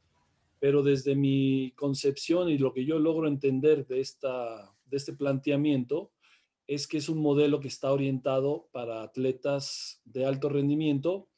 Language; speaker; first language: Spanish; native; Spanish